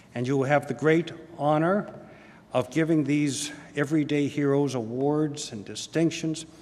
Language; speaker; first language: English; native; English